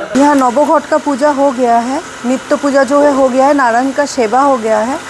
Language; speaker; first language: Hindi; non-native, local second language; Bangla